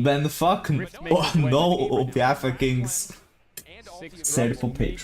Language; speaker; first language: Norwegian; native; Norwegian